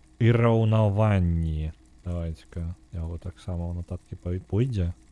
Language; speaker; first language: Belarusian; non-native, local second language; Russian